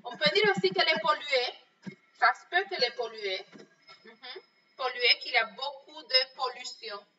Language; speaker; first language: French; non-native, fluent; Spanish